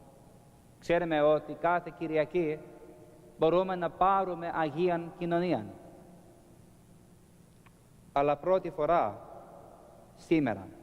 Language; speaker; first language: Greek; non-native, learner; English